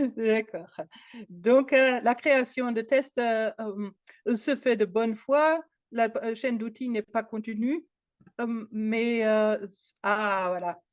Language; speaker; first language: French; non-native, fluent; German